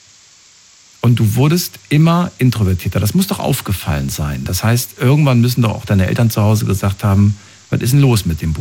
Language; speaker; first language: German; native; German